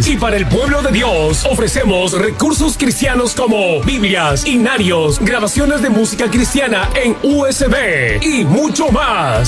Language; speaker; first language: Spanish; native; Spanish